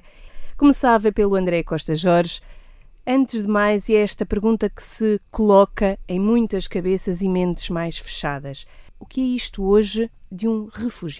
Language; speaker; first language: Portuguese; native; Portuguese